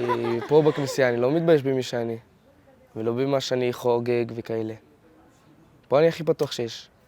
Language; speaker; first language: Hebrew; early bilingual, other home language; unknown